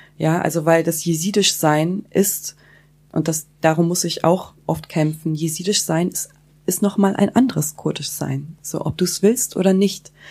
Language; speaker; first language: German; early bilingual, other home language; Kurdish